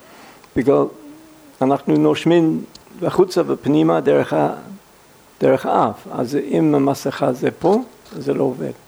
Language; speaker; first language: Hebrew; non-native, fluent; English